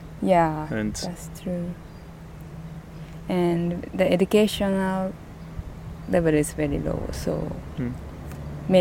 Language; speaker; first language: English; non-native, fluent; Japanese